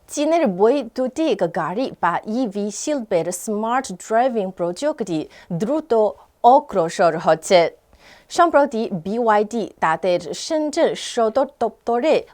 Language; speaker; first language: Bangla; non-native, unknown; Chinese